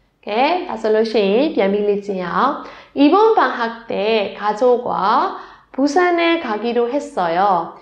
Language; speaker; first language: Korean; non-native, learner; Burmese